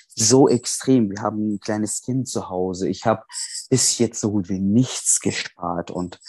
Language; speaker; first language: German; non-native, fluent; Arabic